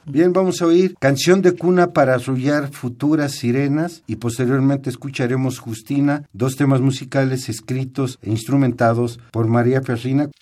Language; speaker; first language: Spanish; native; Spanish